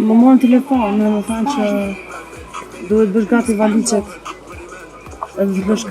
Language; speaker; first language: Albanian; native; Albanian